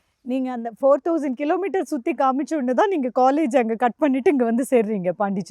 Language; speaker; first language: Tamil; native; Tamil